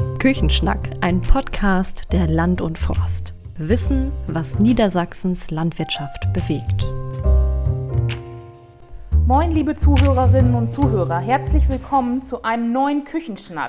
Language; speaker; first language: German; native; German